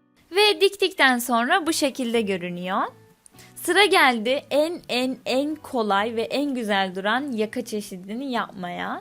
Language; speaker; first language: Turkish; native; Turkish